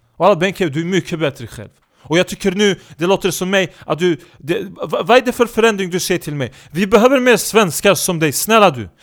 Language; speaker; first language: Swedish; early bilingual, other home language; Turkish